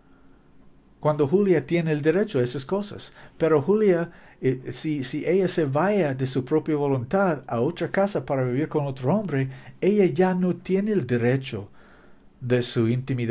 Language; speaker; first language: Spanish; non-native, learner; English